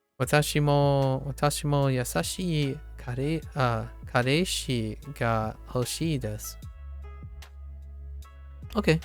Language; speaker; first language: Japanese; non-native, learner; English